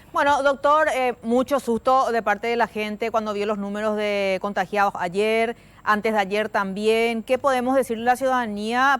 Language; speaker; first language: Spanish; native; Spanish